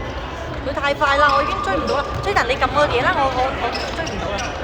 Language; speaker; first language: Chinese; early bilingual, heritage; Cantonese